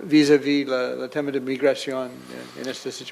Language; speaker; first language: Spanish; non-native, fluent; English